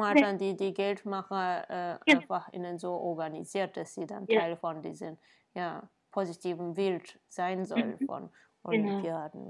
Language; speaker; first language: German; non-native, fluent; Japanese